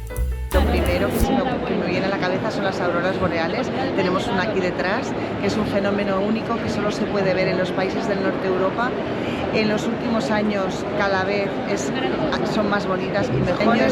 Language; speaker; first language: Spanish; non-native, fluent; Polish